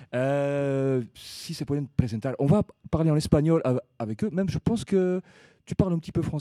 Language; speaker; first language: French; native; French